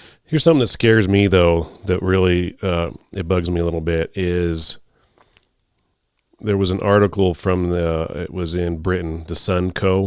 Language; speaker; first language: English; native; English